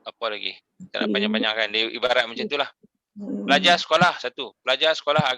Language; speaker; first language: Malay; native; Malay